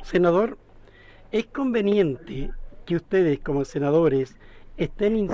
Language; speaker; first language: Spanish; native; Spanish